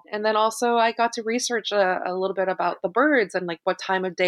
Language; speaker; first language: English; native; English